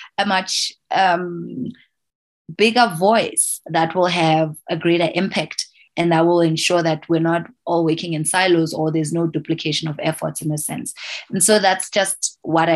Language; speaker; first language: English; non-native, local second language; Southern Sotho